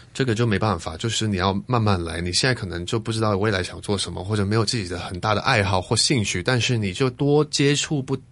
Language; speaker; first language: Chinese; non-native, fluent; Cantonese